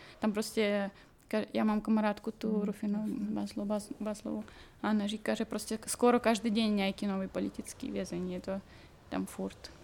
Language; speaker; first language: Czech; non-native, fluent; Russian